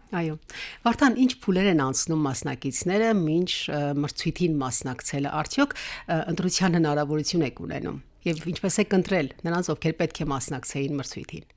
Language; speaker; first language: Armenian; native; Armenian